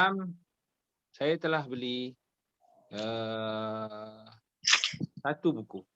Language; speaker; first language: Indonesian; non-native, local second language; Malay